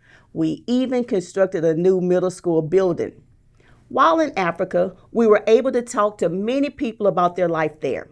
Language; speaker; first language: English; native; English